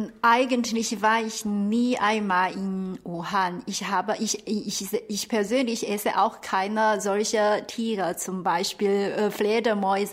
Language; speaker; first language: German; non-native, fluent; Chinese